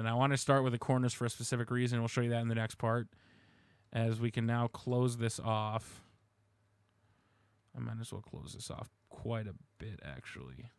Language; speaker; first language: English; native; English